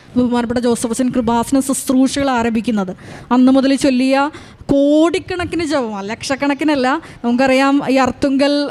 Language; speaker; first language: Malayalam; native; Malayalam